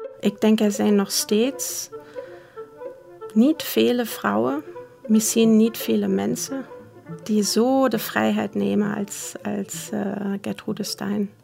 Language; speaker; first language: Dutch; non-native, fluent; German